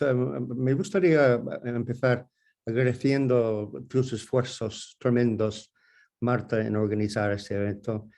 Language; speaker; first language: Spanish; non-native, fluent; English